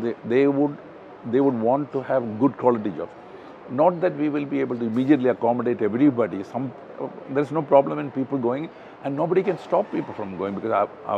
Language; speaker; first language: English; non-native, local second language; Malayalam